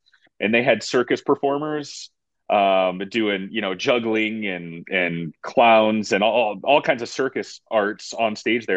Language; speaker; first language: English; native; English